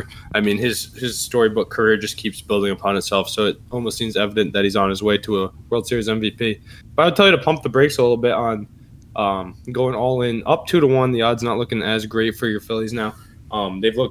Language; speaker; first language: English; native; English